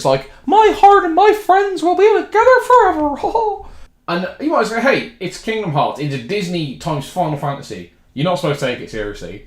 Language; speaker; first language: English; native; English